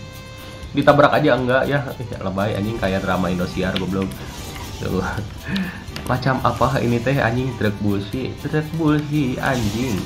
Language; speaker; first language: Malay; non-native, local second language; Sundanese